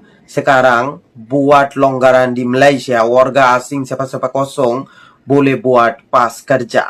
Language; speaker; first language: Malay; non-native, fluent; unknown